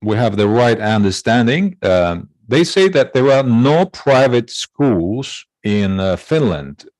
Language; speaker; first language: English; non-native, fluent; Azerbaijani